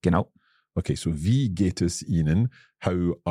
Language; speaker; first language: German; non-native, fluent; English